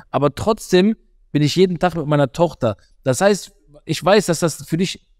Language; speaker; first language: German; native; German